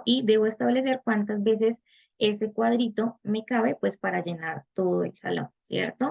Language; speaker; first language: Spanish; native; Spanish